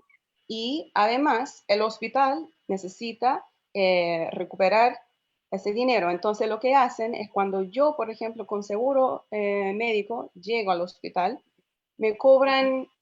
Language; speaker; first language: Spanish; non-native, fluent; English